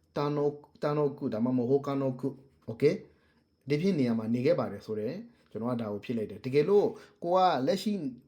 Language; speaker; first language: Burmese; native; Burmese